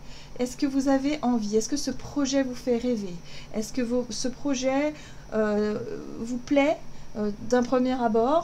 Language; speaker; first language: French; native; French